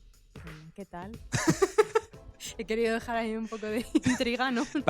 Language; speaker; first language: Spanish; native; Spanish